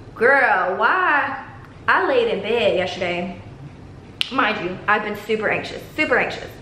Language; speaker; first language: English; native; English